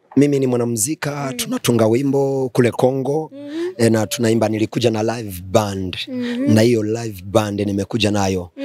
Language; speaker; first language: Swahili; non-native, local second language; Lingala